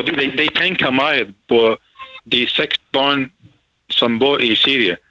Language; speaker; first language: Danish; non-native, learner; Arabic